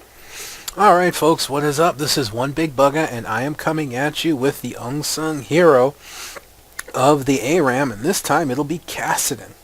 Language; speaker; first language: English; native; English